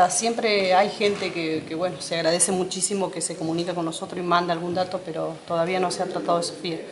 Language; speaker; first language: Spanish; native; Spanish